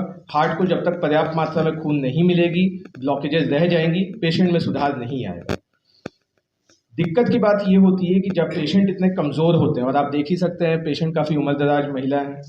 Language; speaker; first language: Hindi; native; Hindi